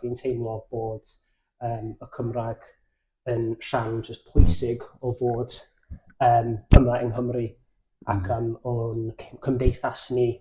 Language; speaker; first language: Welsh; non-native, fluent; English